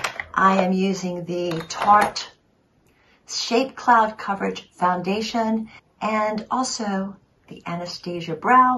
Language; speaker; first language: English; native; English